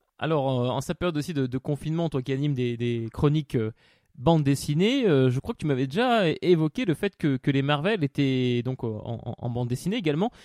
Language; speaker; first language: French; native; French